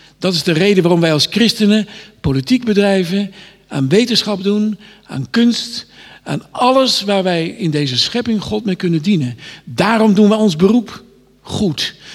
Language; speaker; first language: Dutch; native; Dutch